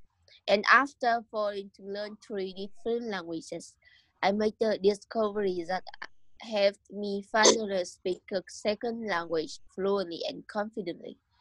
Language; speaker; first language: English; non-native, learner; Vietnamese